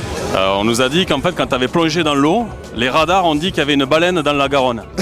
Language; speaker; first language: French; native; French